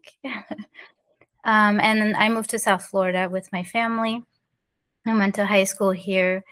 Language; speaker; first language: English; early bilingual, other home language; French